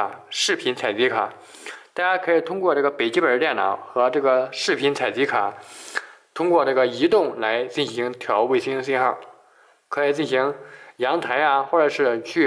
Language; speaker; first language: Chinese; native; Chinese